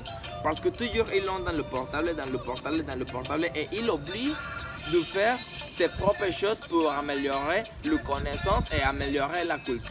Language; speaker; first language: French; non-native, learner; Spanish